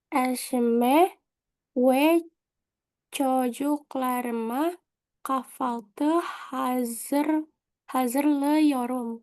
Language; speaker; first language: Turkish; non-native, learner; Indonesian